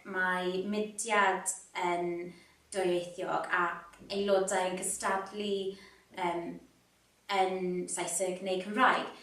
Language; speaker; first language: Welsh; non-native, local second language; English